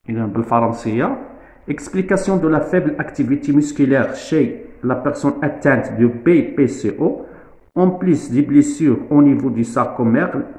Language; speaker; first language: French; non-native, local second language; Arabic